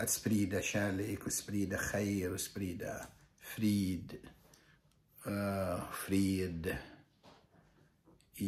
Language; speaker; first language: Swedish; non-native, fluent; Arabic